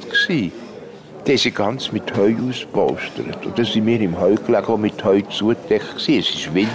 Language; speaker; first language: German; non-native, fluent; Hungarian